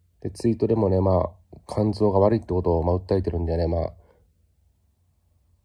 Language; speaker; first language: Japanese; native; Japanese